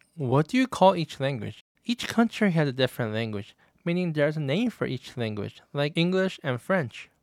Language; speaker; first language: English; native; English